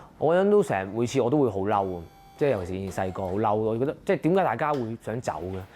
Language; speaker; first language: Cantonese; native; Cantonese